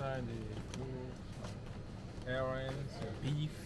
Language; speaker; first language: English; non-native, learner; Haitian Creole